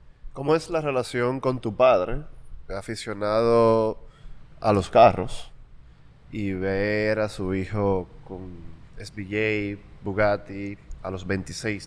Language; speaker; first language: Spanish; native; Spanish